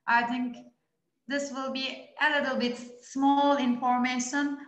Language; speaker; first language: English; non-native, fluent; Turkish